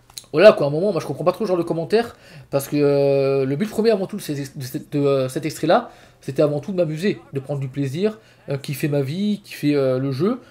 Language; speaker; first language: French; native; French